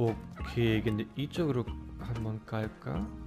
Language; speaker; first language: Korean; non-native, fluent; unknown